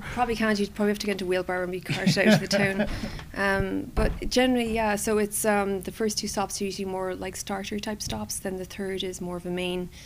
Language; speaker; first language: English; native; English